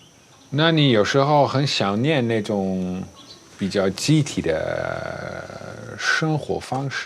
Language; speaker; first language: Chinese; non-native, fluent; Dutch